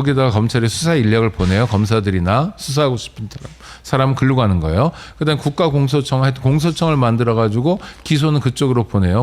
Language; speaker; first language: Korean; native; Korean